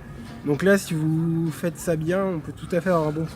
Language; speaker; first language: French; native; French